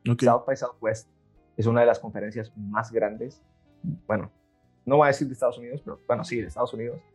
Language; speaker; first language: Spanish; native; Spanish